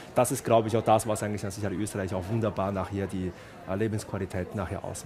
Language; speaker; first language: German; non-native, fluent; Chinese